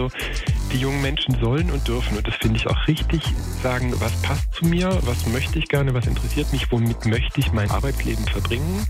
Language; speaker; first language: German; native; German